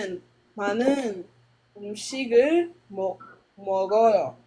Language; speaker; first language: Korean; non-native, learner; English